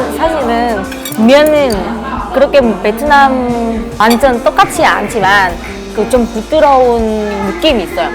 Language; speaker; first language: Korean; non-native, fluent; Vietnamese